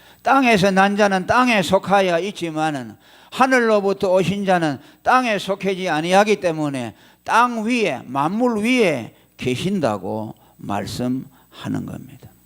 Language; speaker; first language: Korean; native; Korean